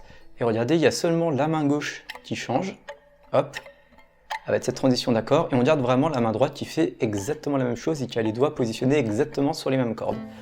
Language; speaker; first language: French; native; French